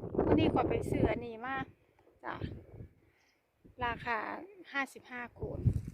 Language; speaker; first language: Thai; native; Thai